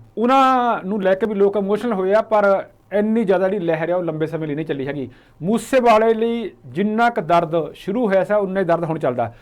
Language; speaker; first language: Punjabi; native; Punjabi